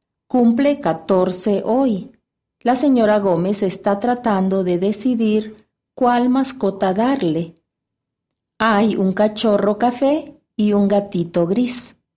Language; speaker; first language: Spanish; native; Spanish